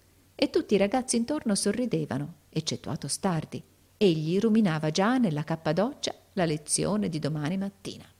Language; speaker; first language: Italian; native; Italian